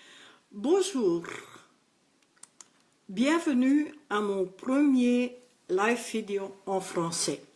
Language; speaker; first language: French; non-native, local second language; Dutch